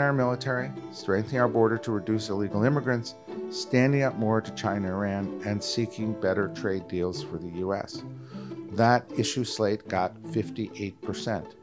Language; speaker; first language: English; native; English